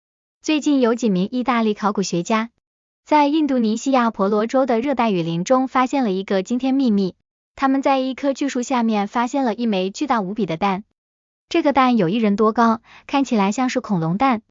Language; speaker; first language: Chinese; native; Chinese